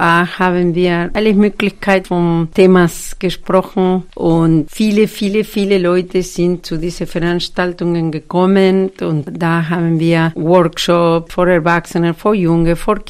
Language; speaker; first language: German; non-native, fluent; Spanish